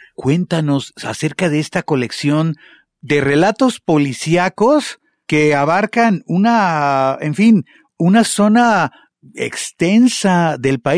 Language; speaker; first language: Spanish; native; Spanish